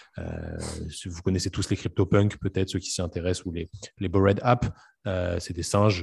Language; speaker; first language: French; native; French